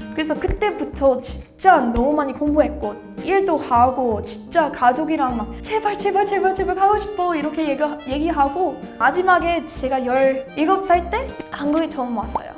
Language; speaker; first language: Korean; non-native, learner; English